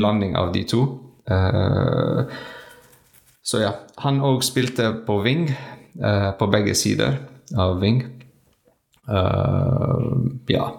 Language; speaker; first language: Norwegian; non-native, learner; French